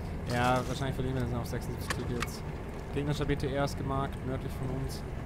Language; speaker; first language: German; native; German